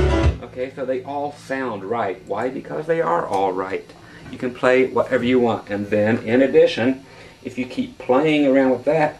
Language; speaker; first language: English; native; English